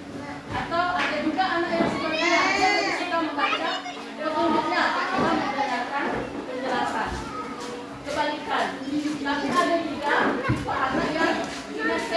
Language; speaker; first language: Indonesian; native; Indonesian